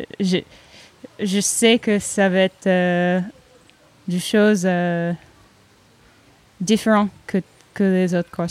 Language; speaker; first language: French; non-native, learner; English